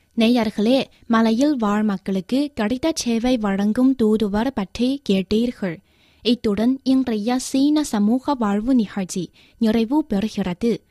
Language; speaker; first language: Tamil; non-native, fluent; Chinese